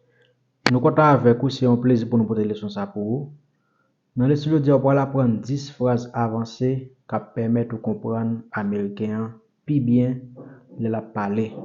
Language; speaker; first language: French; non-native, learner; Haitian Creole